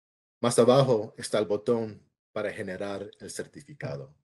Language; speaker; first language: Spanish; early bilingual, heritage; English